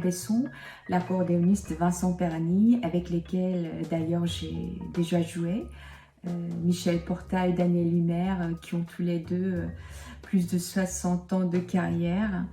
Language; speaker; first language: French; non-native, fluent; Korean